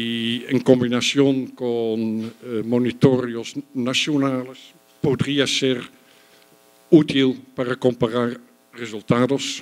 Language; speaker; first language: Spanish; non-native, fluent; Dutch